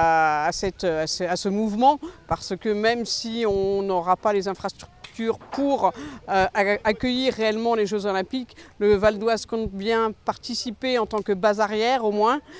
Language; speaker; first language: French; native; French